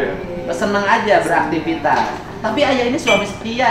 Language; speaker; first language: Indonesian; native; Indonesian